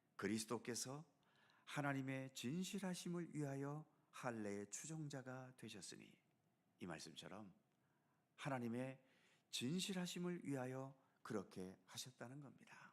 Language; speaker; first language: Korean; native; Korean